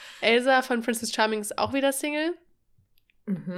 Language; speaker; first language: German; native; German